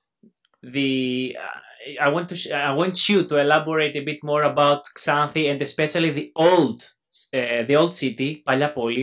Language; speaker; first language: English; non-native, fluent; Greek